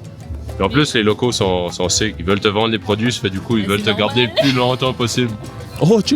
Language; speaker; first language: French; native; French